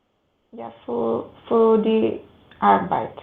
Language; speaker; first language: German; non-native, learner; Macedonian